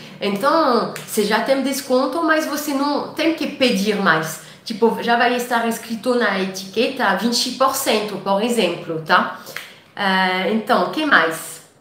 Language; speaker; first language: Portuguese; non-native, fluent; French